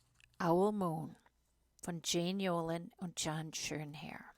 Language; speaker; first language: German; non-native, fluent; English